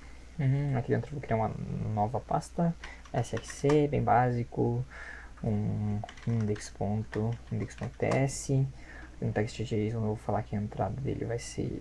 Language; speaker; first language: Portuguese; native; Portuguese